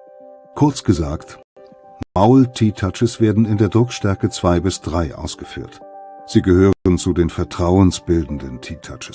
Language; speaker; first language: German; native; German